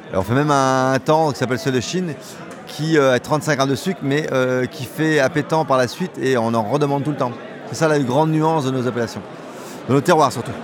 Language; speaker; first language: French; native; French